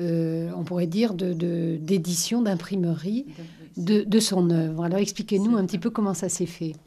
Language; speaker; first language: French; native; French